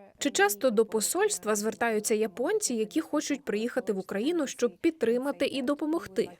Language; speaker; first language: Ukrainian; native; Ukrainian